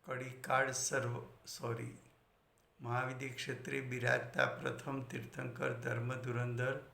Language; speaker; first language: Hindi; non-native, local second language; Gujarati